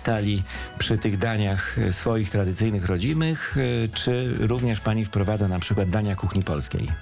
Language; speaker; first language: Polish; native; Polish